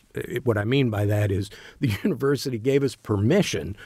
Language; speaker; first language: English; native; English